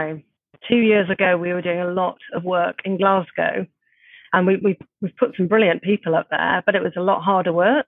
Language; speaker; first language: English; native; English